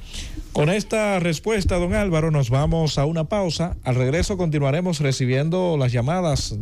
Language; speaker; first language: Spanish; native; Spanish